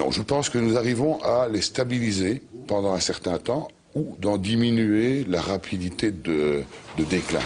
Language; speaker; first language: French; native; French